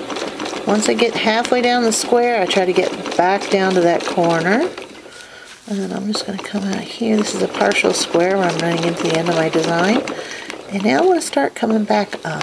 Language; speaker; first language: English; native; English